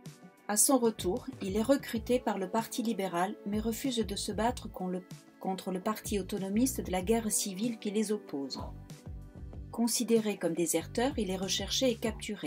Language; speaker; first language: French; native; French